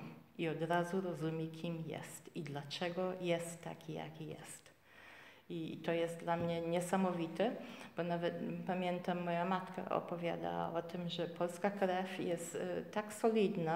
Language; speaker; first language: Polish; early bilingual, heritage; Polish